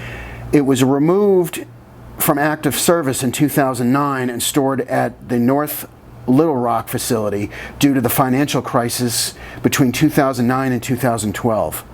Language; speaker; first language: English; native; English